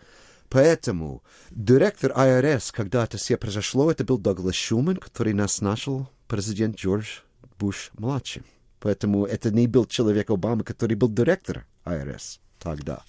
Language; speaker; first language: Russian; non-native, fluent; English